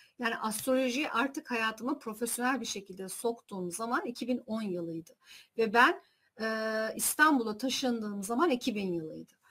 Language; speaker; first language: Turkish; early bilingual, heritage; Turkish